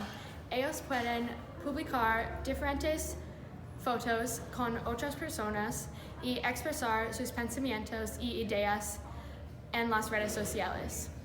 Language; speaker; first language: Spanish; non-native, learner; English